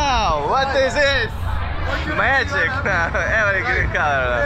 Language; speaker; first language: English; non-native, learner; Russian